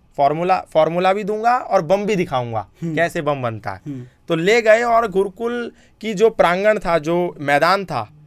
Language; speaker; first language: Hindi; native; Hindi